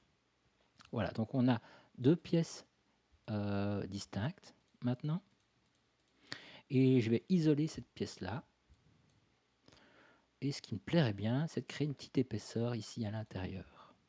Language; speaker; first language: French; native; French